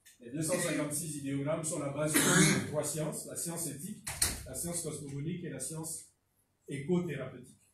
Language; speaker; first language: French; non-native, local second language; Fon